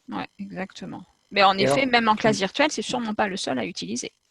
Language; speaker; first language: French; native; French